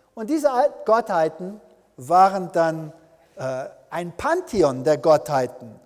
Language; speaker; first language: German; early bilingual, heritage; German